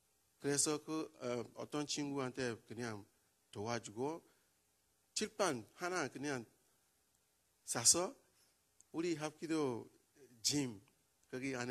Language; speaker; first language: Korean; non-native, learner; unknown